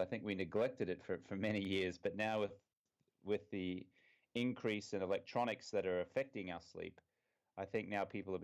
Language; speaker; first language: English; native; English